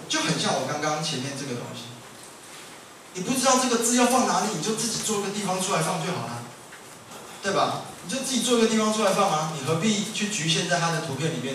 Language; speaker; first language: Chinese; native; Chinese